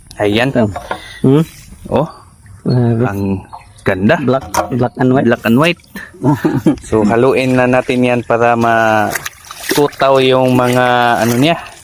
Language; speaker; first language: Filipino; non-native, local second language; Hiligaynon